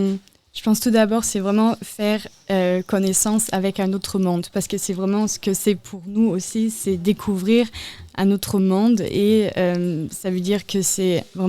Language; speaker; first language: French; non-native, fluent; German